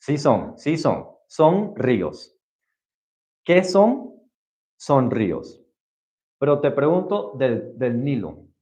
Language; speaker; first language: Spanish; non-native, fluent; English